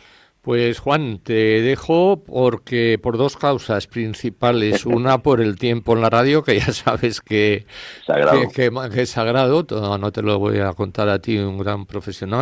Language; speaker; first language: Spanish; native; Spanish